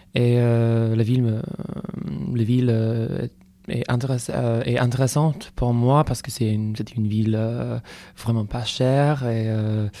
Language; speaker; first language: French; non-native, fluent; English